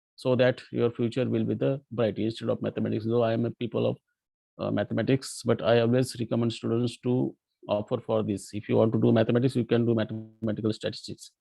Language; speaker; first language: English; non-native, local second language; Marathi